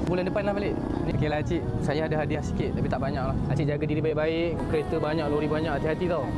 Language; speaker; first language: Malay; native; Malay